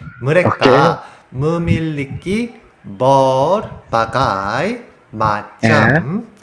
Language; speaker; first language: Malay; non-native, learner; Korean